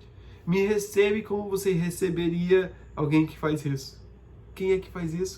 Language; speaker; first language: Portuguese; non-native, fluent; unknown